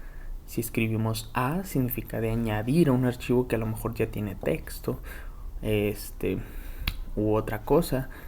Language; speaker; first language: Spanish; native; Spanish